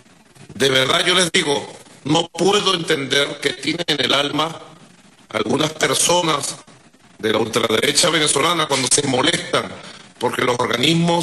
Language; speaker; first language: Spanish; native; Spanish